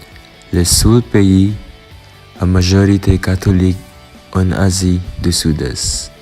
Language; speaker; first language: French; non-native, learner; Filipino